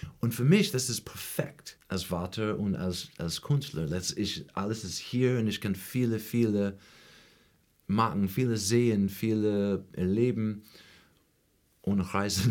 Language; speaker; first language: German; non-native, learner; English